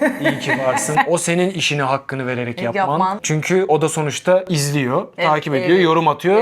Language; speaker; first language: Turkish; non-native, fluent; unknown